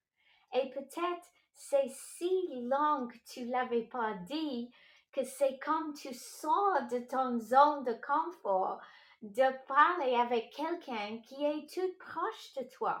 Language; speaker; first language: French; non-native, local second language; English